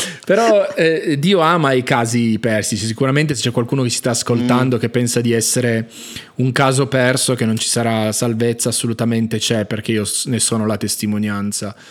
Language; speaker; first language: Italian; native; Italian